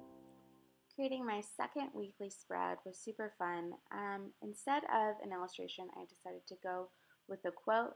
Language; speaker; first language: English; native; English